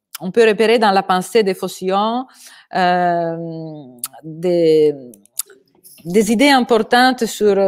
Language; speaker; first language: French; non-native, fluent; Italian